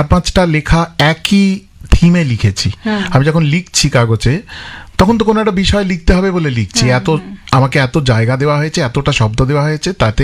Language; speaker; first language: Bangla; non-native, local second language; English